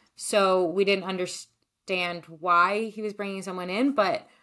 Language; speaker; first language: English; native; English